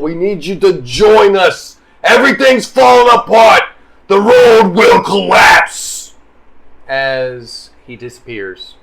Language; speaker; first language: English; native; English